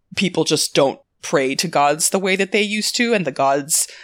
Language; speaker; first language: English; native; English